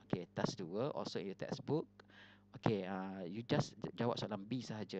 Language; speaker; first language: English; non-native, local second language; Malay